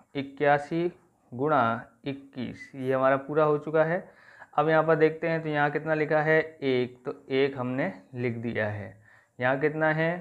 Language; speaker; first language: Hindi; native; Hindi